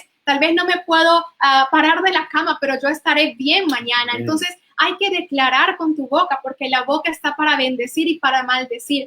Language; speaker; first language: Spanish; native; Spanish